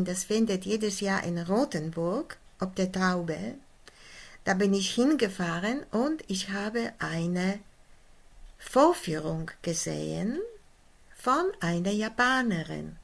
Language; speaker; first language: German; non-native, fluent; Polish